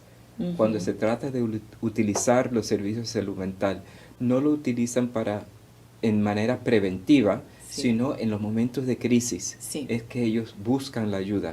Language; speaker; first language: Spanish; early bilingual, heritage; Spanish